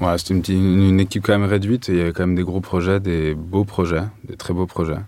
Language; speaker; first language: French; native; French